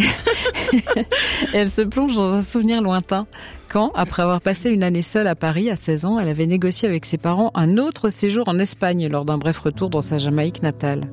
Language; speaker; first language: French; native; French